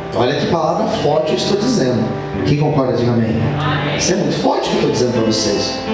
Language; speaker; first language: Portuguese; native; Portuguese